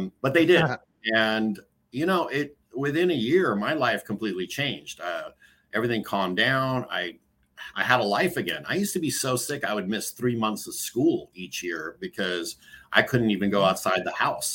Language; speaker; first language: English; native; English